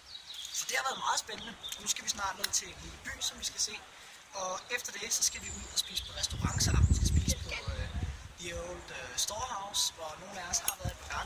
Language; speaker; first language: Danish; native; Danish